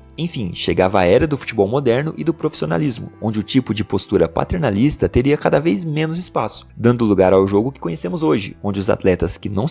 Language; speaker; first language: Portuguese; native; Portuguese